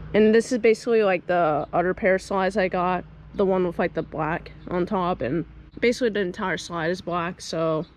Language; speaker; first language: English; native; English